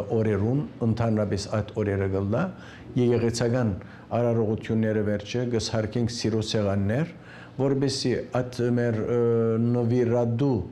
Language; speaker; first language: Armenian; native; Armenian